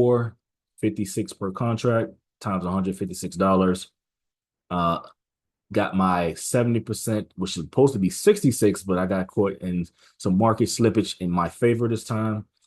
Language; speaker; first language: English; native; English